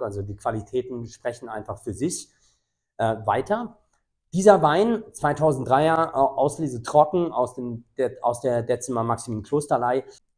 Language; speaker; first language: German; native; German